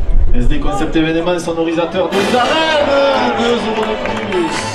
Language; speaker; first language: French; native; French